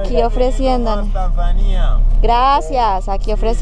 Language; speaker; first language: Spanish; native; Spanish